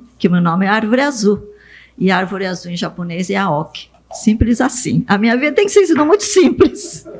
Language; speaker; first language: Portuguese; early bilingual, other home language; Japanese